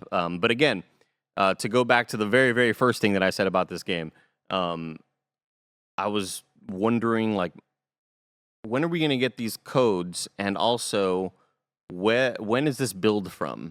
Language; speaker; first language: English; native; English